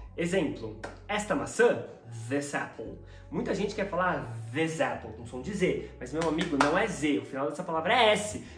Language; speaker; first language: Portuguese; native; Portuguese